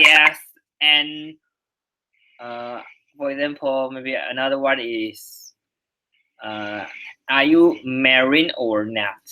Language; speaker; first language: English; non-native, learner; Chinese